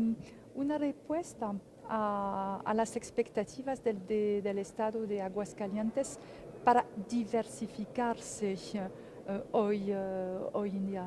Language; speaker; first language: Spanish; non-native, fluent; French